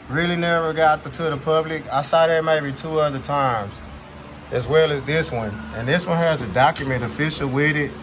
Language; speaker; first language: English; native; English